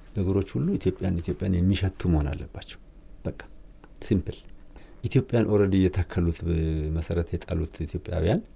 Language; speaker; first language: Amharic; non-native, local second language; Wolaytta